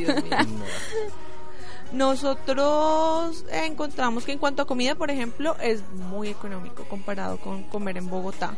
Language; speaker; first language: Spanish; native; Spanish